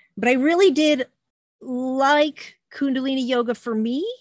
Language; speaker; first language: English; native; English